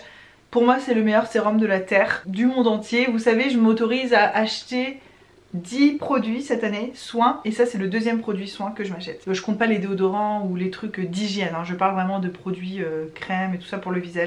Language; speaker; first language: French; native; French